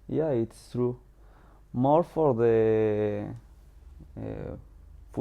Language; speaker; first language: English; non-native, learner; Spanish